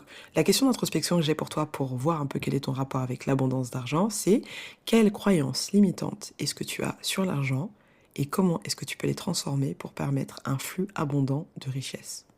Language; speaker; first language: French; native; French